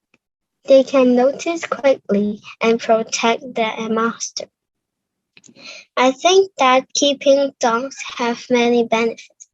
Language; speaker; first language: English; non-native, learner; Cantonese